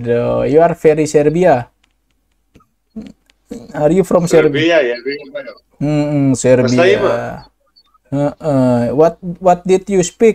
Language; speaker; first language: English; non-native, learner; Indonesian